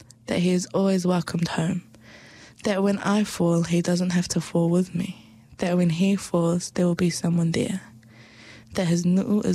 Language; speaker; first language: English; native; English